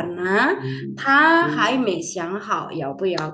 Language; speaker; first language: Chinese; non-native, fluent; Indonesian